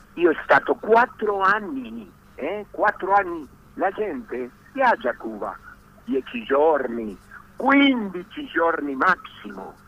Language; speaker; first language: Italian; non-native, learner; Spanish